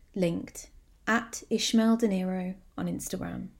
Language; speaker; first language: English; native; English